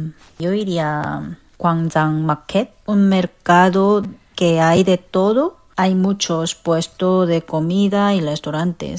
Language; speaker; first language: Spanish; non-native, fluent; Korean